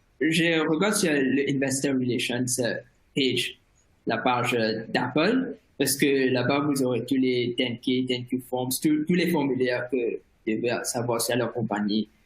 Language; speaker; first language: French; non-native, fluent; Morisyen